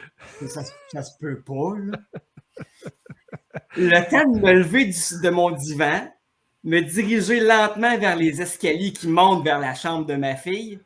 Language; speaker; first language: French; native; French